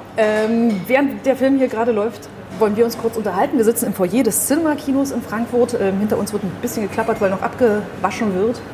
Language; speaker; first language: German; native; German